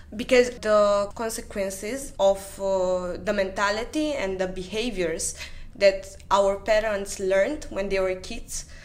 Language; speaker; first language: English; non-native, fluent; Romanian